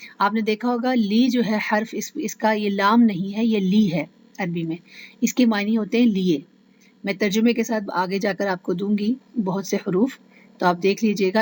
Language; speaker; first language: Urdu; native; Urdu